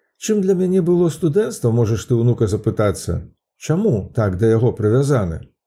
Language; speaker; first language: Belarusian; native; Belarusian